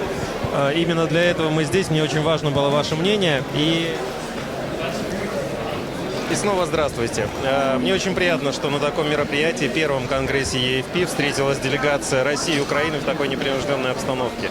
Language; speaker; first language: Russian; native; Russian